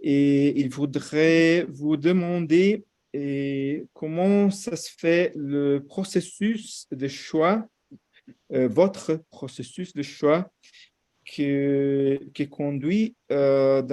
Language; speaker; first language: French; non-native, fluent; Portuguese